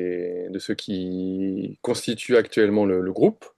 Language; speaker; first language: French; native; French